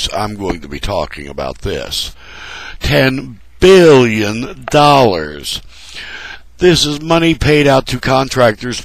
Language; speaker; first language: English; native; English